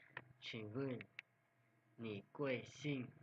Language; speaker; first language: Chinese; non-native, fluent; Hmong